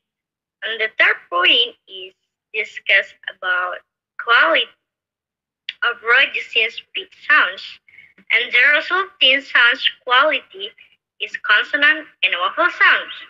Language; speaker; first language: English; non-native, learner; Indonesian